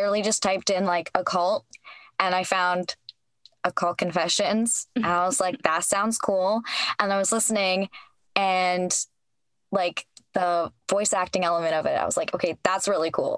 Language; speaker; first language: English; native; English